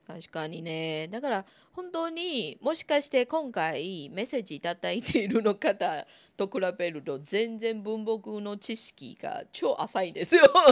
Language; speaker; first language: Japanese; non-native, fluent; Chinese